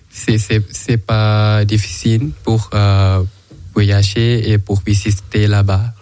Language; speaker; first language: French; non-native, learner; Thai